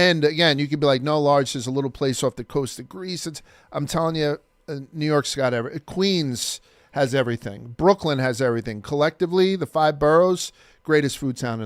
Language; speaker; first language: English; native; English